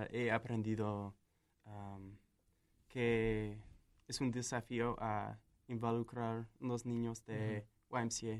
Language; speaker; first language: Spanish; non-native, learner; English